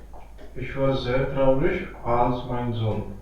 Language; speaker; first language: German; non-native, learner; Hindi